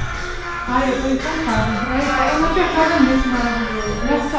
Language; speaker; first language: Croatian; non-native, learner; Portuguese